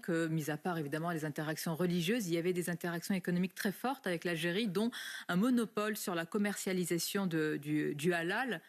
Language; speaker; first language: French; native; French